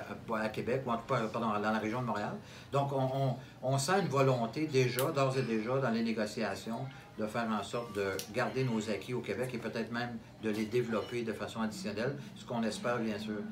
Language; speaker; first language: French; native; French